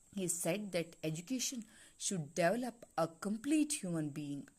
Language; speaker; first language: English; non-native, local second language; Kannada